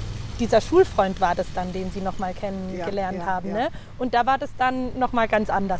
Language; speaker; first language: German; native; German